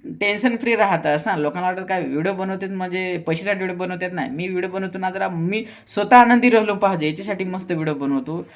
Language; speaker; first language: Marathi; non-native, local second language; Kukna